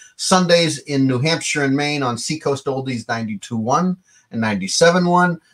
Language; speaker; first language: English; native; English